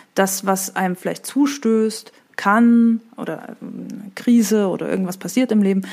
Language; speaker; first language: German; native; German